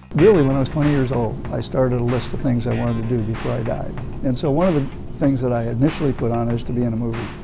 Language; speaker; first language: English; native; English